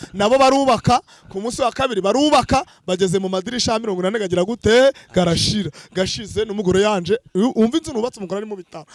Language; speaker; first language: Kinyarwanda; native; Kinyarwanda